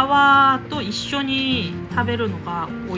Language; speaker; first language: Japanese; non-native, fluent; Korean